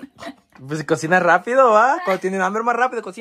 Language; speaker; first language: Spanish; native; Spanish